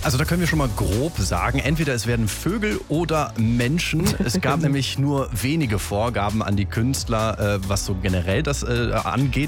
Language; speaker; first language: German; native; German